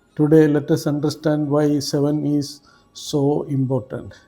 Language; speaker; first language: English; non-native, local second language; Malayalam